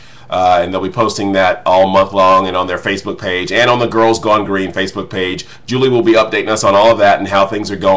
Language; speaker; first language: English; native; English